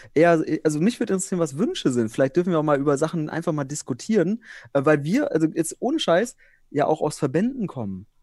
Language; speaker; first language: German; early bilingual, other home language; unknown